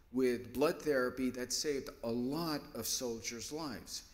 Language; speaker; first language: English; native; English